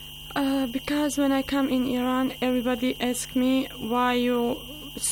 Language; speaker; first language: English; non-native, learner; Bosnian